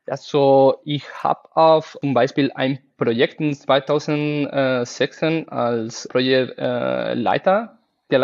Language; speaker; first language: German; non-native, learner; Spanish